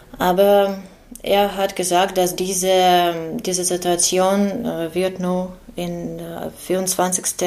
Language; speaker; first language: German; non-native, learner; Ukrainian